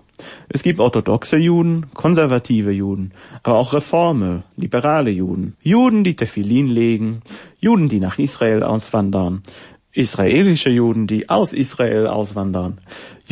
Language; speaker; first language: German; non-native, fluent; Hebrew